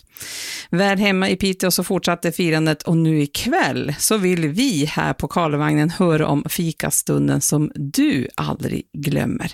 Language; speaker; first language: Swedish; native; Swedish